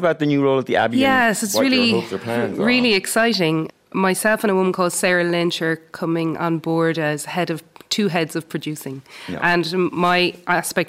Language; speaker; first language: English; native; English